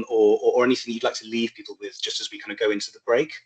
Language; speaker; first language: English; native; English